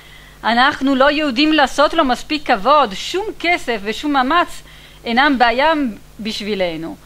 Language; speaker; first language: Hebrew; non-native, fluent; Italian